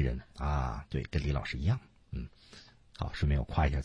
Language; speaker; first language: Chinese; native; Chinese